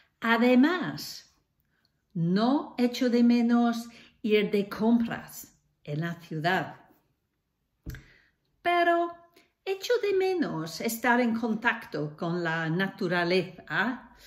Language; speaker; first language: Spanish; non-native, fluent; English